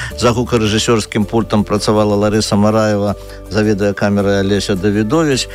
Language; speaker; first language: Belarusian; native; Belarusian